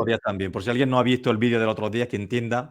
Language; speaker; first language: Spanish; native; Spanish